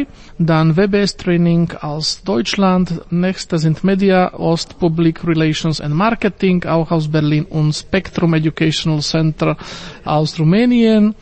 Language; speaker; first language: German; non-native, fluent; Slovak